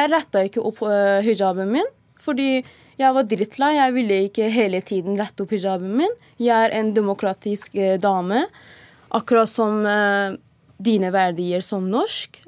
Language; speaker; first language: Norwegian; non-native, fluent; Persian